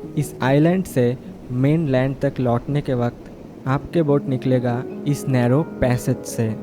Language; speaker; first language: Hindi; non-native, local second language; Bangla